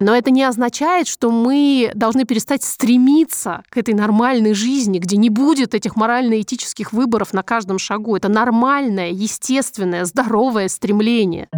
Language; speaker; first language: Russian; native; Russian